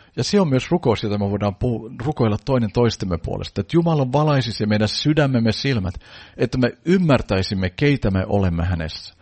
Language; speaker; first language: Finnish; native; Finnish